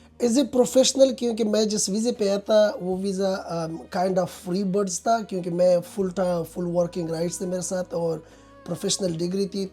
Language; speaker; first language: Urdu; non-native, local second language; Pashto